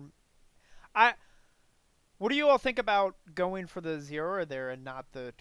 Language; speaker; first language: English; native; English